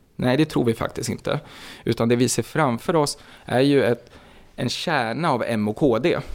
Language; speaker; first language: Swedish; native; Swedish